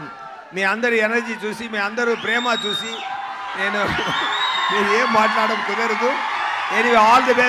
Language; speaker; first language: Telugu; non-native, learner; Tamil